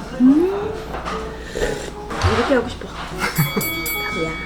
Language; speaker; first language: Korean; non-native, learner; Filipino